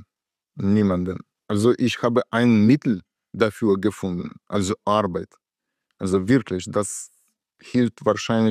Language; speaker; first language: German; non-native, learner; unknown